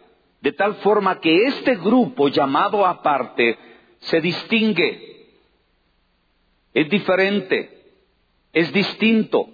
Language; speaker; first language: Spanish; native; Spanish